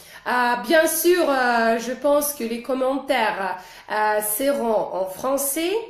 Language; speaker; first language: French; non-native, fluent; Russian